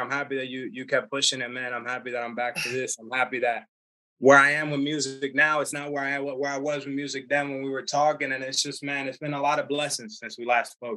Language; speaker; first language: English; early bilingual, other home language; Spanish